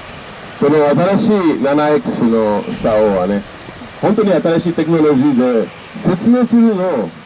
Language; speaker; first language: Japanese; non-native, fluent; French